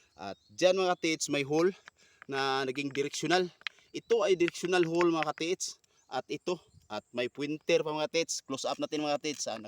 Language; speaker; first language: Filipino; non-native, local second language; Cebuano